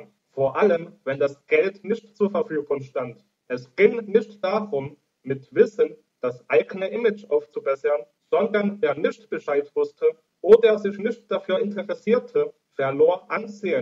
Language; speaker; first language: German; native; German